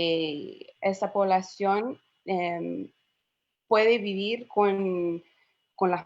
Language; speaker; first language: Spanish; non-native, fluent; English